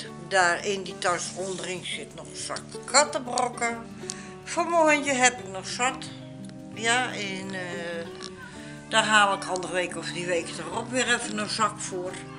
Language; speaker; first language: Dutch; native; Dutch